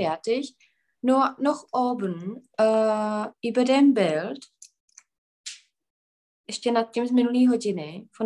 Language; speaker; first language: German; non-native, learner; Czech